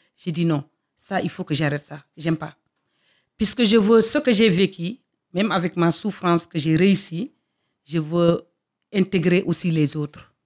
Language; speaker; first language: French; non-native, local second language; Fula